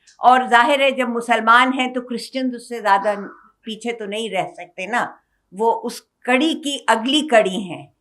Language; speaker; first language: Urdu; native; Urdu